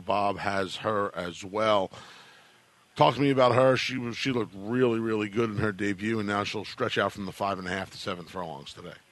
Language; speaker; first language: English; native; English